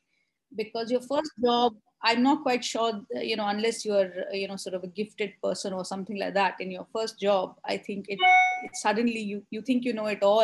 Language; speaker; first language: English; non-native, local second language; Hindi